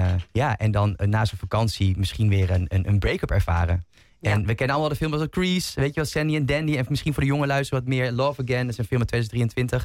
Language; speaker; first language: Dutch; native; Dutch